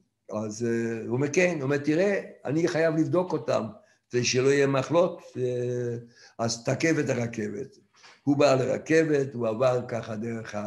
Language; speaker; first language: Hebrew; non-native, fluent; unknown